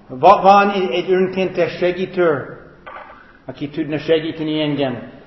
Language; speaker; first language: Hungarian; non-native, fluent; English